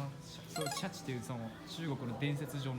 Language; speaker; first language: Japanese; native; Japanese